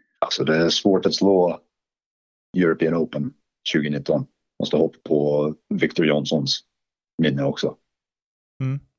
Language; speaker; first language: Swedish; non-native, fluent; English